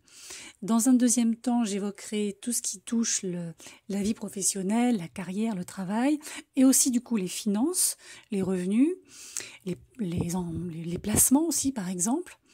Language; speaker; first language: French; native; French